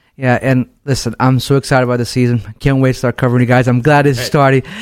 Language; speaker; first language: English; non-native, fluent; Portuguese